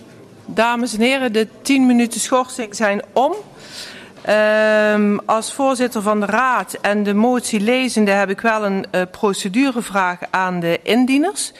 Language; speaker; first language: Dutch; native; Dutch